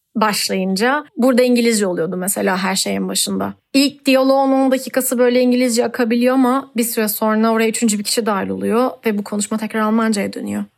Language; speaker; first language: Turkish; native; Turkish